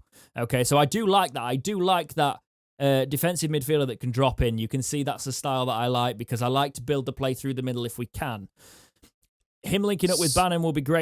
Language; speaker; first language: English; native; English